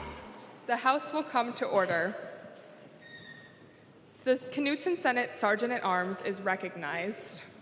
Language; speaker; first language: English; native; English